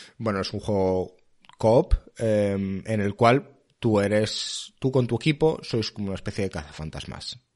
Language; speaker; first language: Spanish; native; Spanish